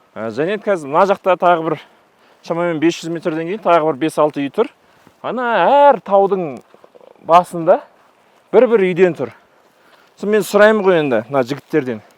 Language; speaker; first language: Kazakh; native; Kazakh